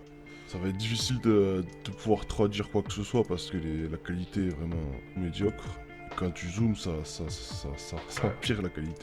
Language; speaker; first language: French; native; French